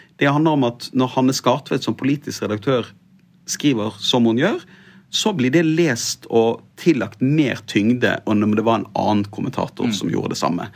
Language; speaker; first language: Norwegian; native; Norwegian